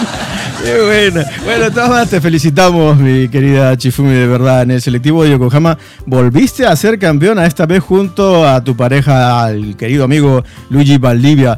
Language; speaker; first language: Spanish; native; Spanish